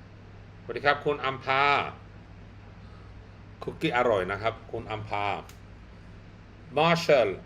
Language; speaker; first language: Thai; non-native, fluent; Swedish